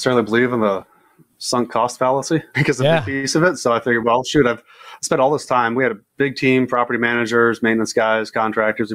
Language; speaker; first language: English; native; English